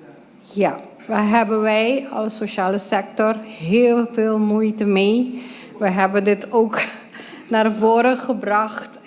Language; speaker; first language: Dutch; non-native, local second language; Papiamento